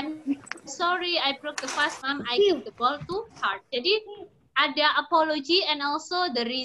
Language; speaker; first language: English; non-native, fluent; Indonesian